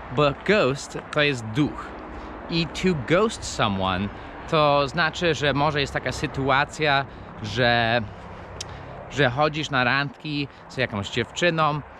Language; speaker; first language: Polish; non-native, fluent; English